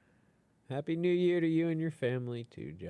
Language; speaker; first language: English; native; English